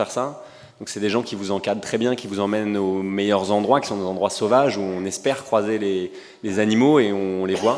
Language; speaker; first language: French; native; French